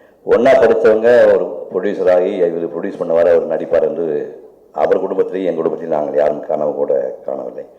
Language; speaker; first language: Tamil; native; Tamil